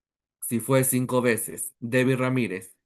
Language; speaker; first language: Spanish; native; Spanish